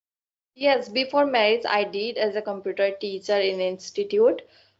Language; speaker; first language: English; non-native, learner; Assamese